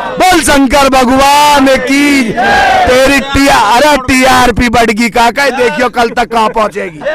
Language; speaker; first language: Hindi; native; Hindi